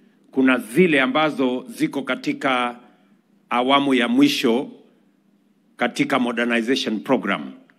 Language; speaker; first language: Swahili; non-native, local second language; Kalenjin